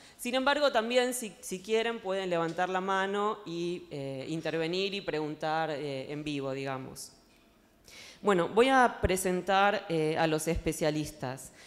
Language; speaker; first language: Spanish; native; Spanish